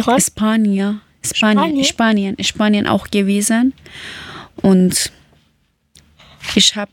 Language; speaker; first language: German; non-native, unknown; Persian